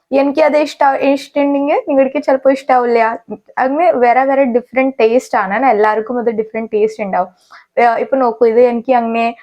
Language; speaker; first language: Malayalam; non-native, local second language; Hindi